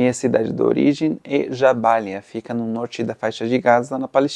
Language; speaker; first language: Portuguese; non-native, fluent; Arabic